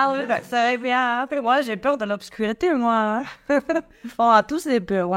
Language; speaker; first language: French; non-native, fluent; Spanish